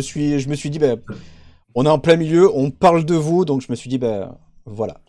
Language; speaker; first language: French; native; French